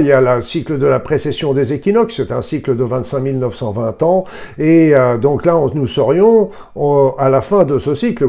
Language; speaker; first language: French; native; French